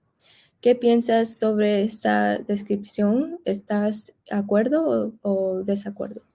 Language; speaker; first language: Spanish; early bilingual, heritage; Spanish